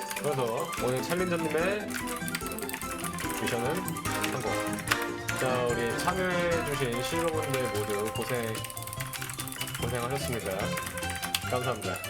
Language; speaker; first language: Korean; native; Korean